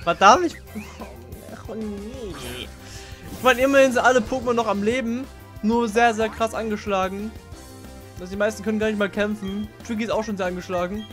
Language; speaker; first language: German; native; German